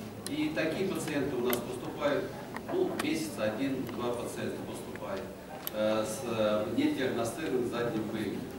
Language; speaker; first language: Russian; native; Russian